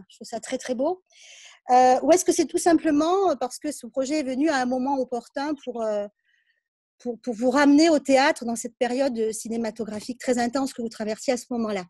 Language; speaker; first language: French; native; French